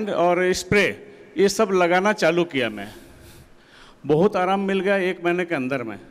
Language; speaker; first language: Hindi; non-native, local second language; Odia